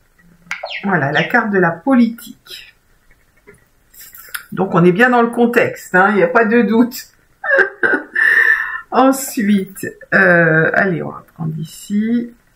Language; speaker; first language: French; native; French